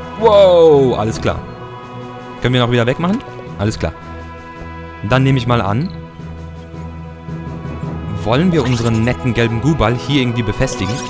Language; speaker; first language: German; native; German